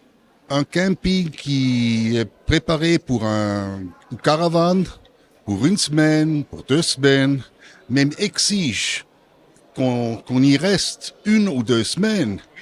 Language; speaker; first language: French; non-native, local second language; German